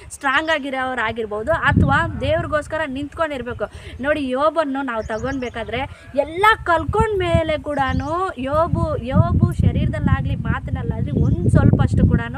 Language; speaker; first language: Kannada; non-native, local second language; Telugu